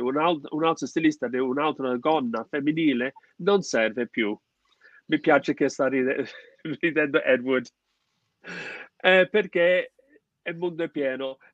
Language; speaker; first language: Italian; non-native, fluent; English